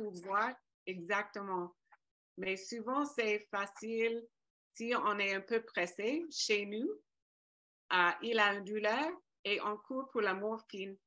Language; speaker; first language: French; non-native, fluent; English